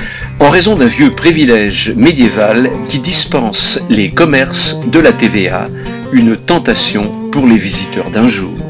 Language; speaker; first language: French; native; French